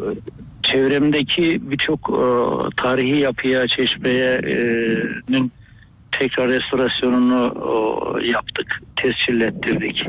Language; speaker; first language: Turkish; native; Turkish